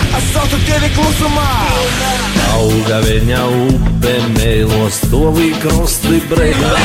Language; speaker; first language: Latvian; native; Latvian